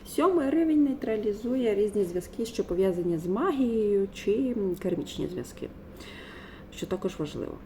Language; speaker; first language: Ukrainian; non-native, local second language; Russian